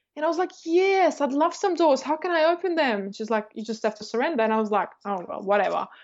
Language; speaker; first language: English; early bilingual, other home language; Russian